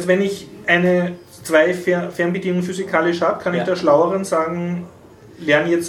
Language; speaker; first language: German; native; German